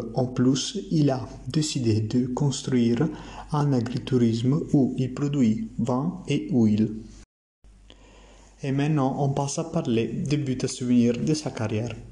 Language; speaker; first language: French; non-native, learner; Italian